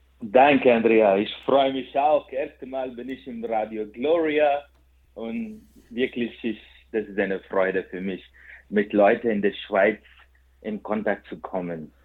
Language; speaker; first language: German; non-native, fluent; Kannada